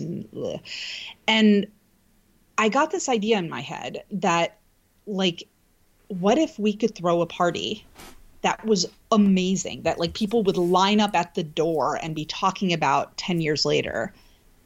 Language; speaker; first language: English; native; English